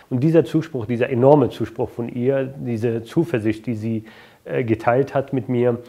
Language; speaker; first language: German; early bilingual, other home language; Arabic